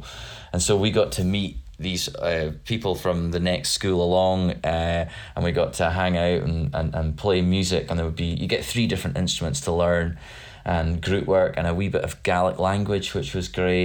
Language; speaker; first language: English; native; English